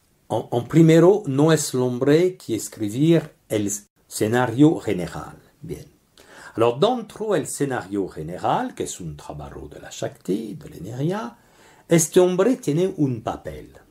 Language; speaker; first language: Spanish; non-native, learner; French